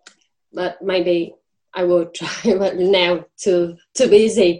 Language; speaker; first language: English; non-native, learner; Vietnamese